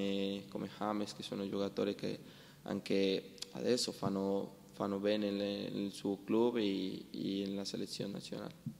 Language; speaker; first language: Italian; non-native, learner; Spanish